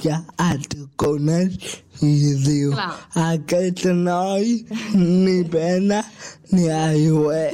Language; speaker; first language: Catalan; non-native, local second language; Spanish